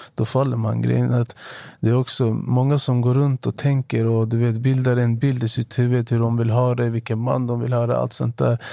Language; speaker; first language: Swedish; non-native, fluent; Arabic